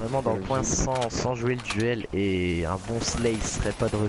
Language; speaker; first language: French; native; French